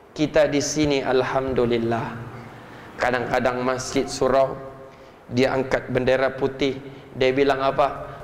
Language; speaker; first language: Malay; native; Malay